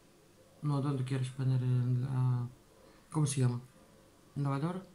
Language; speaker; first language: Spanish; non-native, learner; Russian